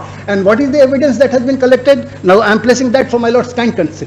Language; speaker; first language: English; non-native, local second language; Hindi